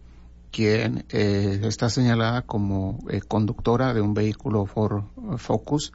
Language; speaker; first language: Spanish; native; Spanish